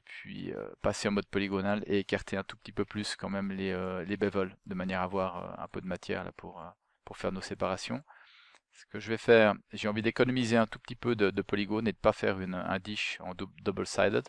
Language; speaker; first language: French; native; French